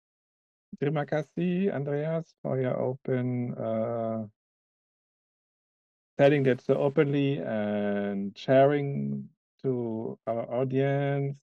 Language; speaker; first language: English; non-native, fluent; German